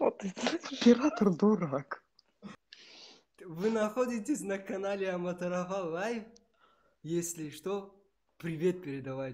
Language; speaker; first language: Russian; non-native, local second language; Tajik